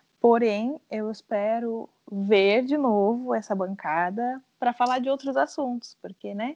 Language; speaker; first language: Portuguese; native; Portuguese